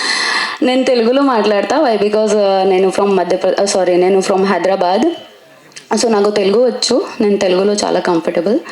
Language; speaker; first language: Telugu; non-native, local second language; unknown